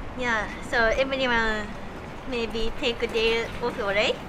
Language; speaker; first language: English; non-native, learner; Japanese